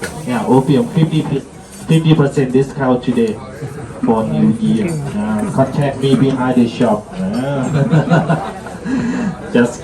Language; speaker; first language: English; non-native, learner; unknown